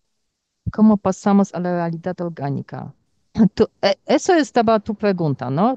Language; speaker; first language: Spanish; non-native, learner; Polish